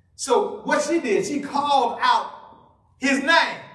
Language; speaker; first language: English; native; English